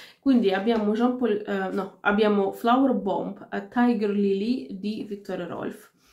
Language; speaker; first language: Italian; non-native, fluent; Finnish